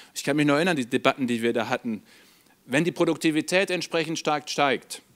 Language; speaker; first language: German; native; German